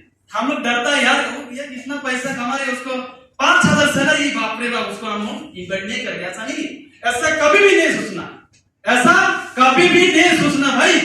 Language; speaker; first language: Hindi; non-native, fluent; Bangla